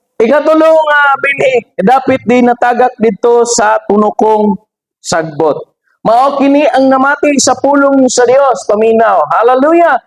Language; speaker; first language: Cebuano; native; Cebuano